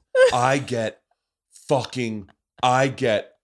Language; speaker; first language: English; native; English